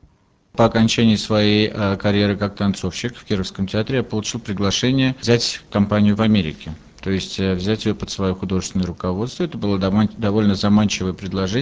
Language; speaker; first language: Russian; native; Russian